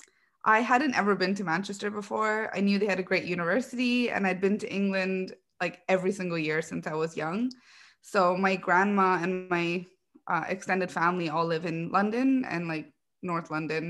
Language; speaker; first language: English; native; English